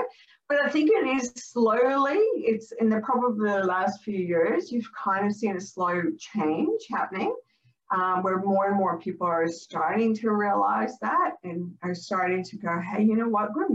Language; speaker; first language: English; native; English